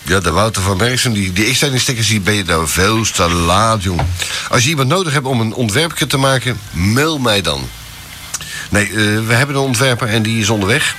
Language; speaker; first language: Dutch; native; Dutch